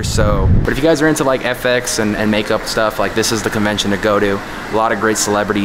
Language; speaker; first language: English; native; English